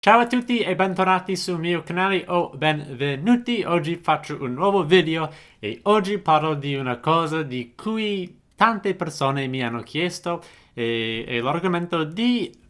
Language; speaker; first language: Italian; non-native, fluent; English